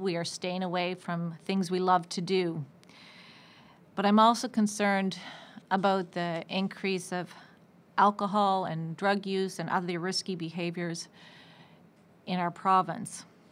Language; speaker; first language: English; native; English